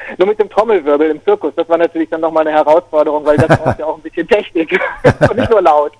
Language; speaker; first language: German; native; German